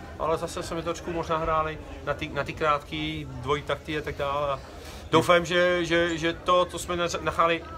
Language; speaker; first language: Czech; non-native, fluent; Dutch